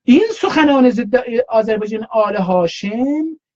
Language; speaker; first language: Persian; non-native, local second language; Azerbaijani